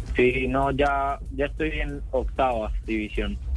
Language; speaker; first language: Spanish; native; Spanish